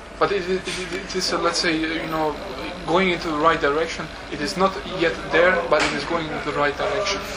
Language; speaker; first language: English; non-native, fluent; Dutch